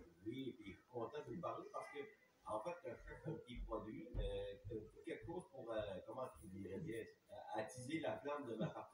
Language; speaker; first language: French; native; French